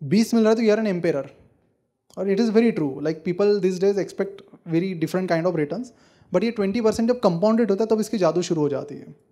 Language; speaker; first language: Hindi; non-native, local second language; Marathi